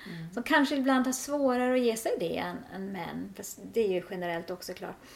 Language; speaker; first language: Swedish; native; Swedish